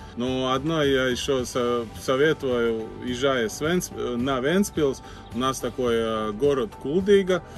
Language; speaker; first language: Russian; non-native, fluent; Latvian